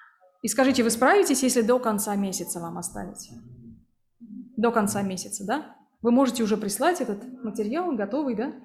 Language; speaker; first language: Russian; native; Russian